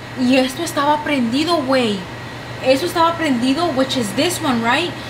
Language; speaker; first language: Spanish; early bilingual, heritage; Spanish